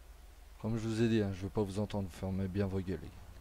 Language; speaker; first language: French; native; French